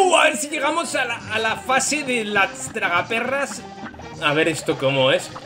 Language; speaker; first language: Spanish; native; Spanish